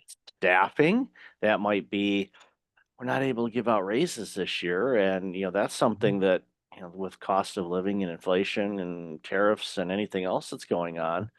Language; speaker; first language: English; native; English